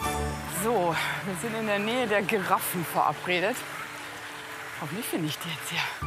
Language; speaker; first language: German; native; German